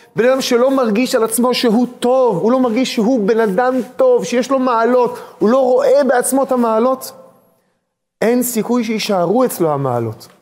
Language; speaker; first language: Hebrew; native; Hebrew